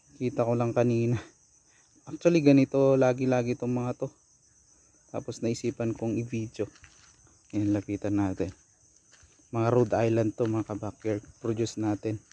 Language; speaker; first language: Filipino; non-native, local second language; Iloko